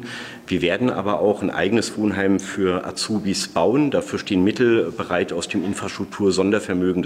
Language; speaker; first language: German; native; German